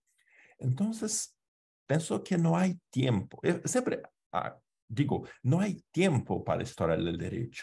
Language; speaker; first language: Spanish; non-native, fluent; Portuguese